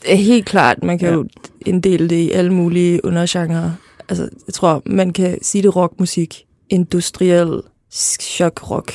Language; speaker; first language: Danish; native; Danish